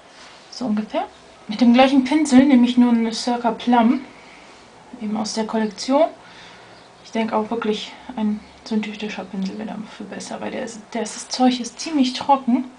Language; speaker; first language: German; native; German